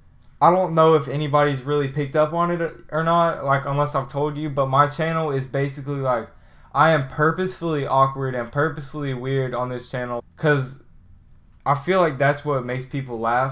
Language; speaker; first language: English; native; English